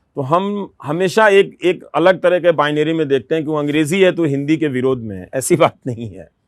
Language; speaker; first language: Hindi; non-native, local second language; Bhojpuri